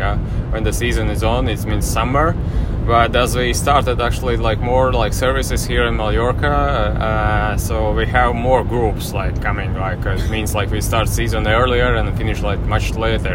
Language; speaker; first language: English; non-native, fluent; Latvian